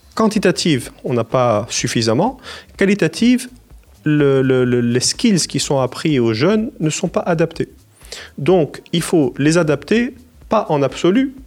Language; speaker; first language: French; non-native, local second language; Arabic